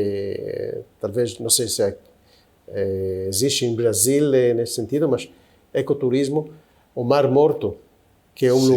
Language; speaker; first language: Portuguese; non-native, fluent; Hebrew